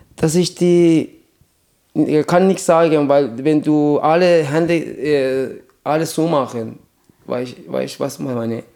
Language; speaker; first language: German; non-native, learner; Persian